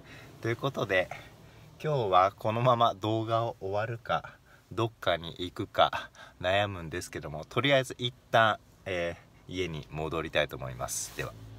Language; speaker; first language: Japanese; native; Japanese